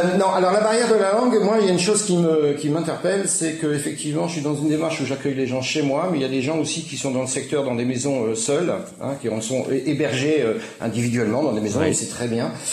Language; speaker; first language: French; native; French